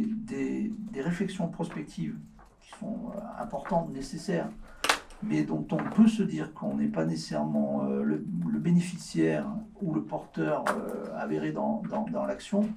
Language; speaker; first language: French; native; French